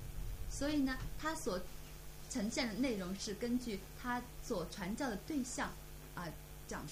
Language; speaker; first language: Chinese; native; Chinese